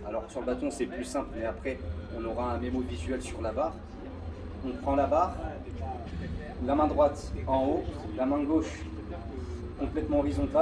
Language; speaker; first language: French; native; French